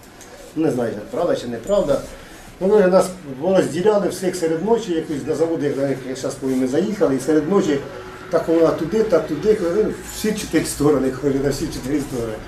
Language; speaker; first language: Ukrainian; native; Ukrainian